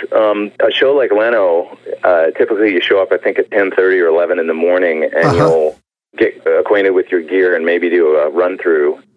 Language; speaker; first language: English; native; English